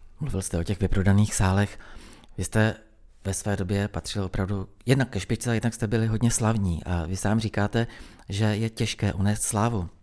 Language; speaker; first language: Czech; native; Czech